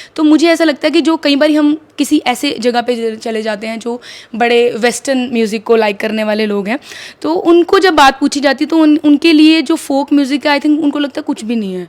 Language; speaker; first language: Hindi; non-native, local second language; Dogri